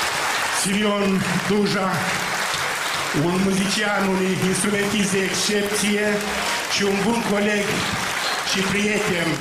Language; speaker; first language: Romanian; native; Romanian